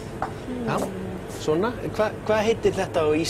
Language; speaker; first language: Icelandic; non-native, learner; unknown